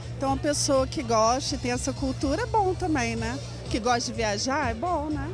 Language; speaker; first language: Portuguese; native; Portuguese